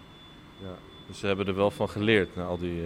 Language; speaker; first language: Dutch; native; Dutch